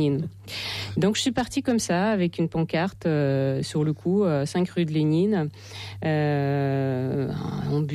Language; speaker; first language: French; non-native, fluent; Russian